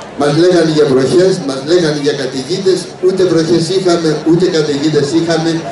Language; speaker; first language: Greek; native; Greek